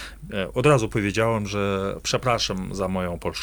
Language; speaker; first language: Polish; non-native, fluent; Russian